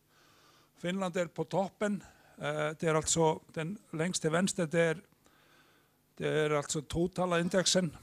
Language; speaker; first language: Swedish; non-native, fluent; Icelandic